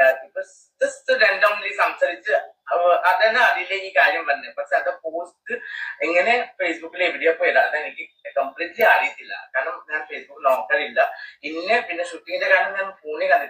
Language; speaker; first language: Malayalam; non-native, fluent; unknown